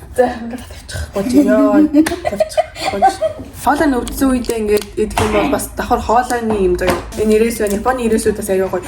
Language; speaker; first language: Mongolian; early bilingual, heritage; Mongolian